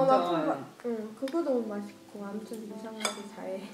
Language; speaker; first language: Korean; non-native, learner; Chinese